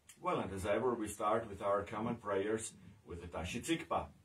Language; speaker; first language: English; non-native, fluent; German